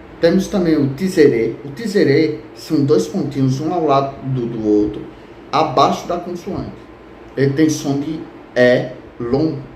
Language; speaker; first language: Portuguese; native; Portuguese